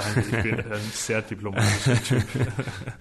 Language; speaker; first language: German; non-native, fluent; Danish